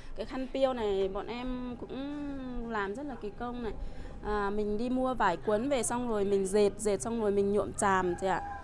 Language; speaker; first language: Vietnamese; non-native, local second language; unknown